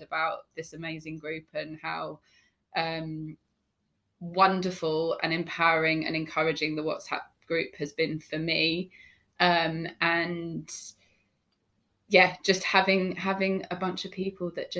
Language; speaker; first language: English; native; English